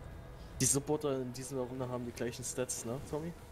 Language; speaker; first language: German; native; German